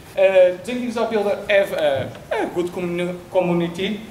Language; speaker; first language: English; non-native, learner; Portuguese